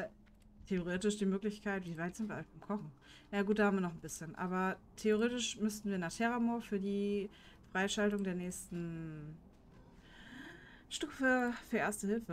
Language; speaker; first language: German; native; German